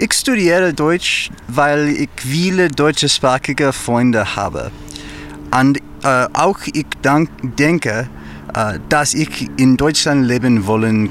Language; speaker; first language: German; non-native, learner; English